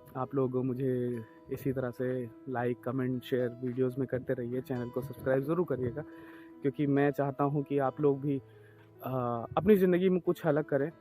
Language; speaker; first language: Hindi; native; Hindi